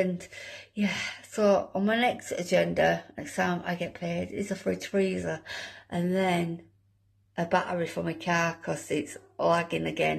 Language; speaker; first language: English; native; English